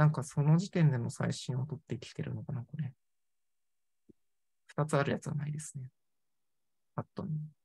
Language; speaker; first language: Japanese; native; Japanese